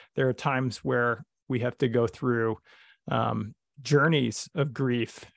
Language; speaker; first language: English; native; English